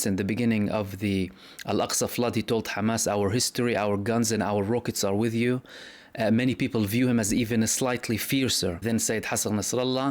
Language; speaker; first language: English; non-native, fluent; Arabic